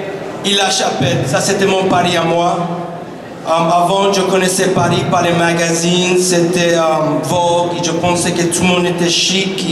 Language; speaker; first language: French; non-native, fluent; English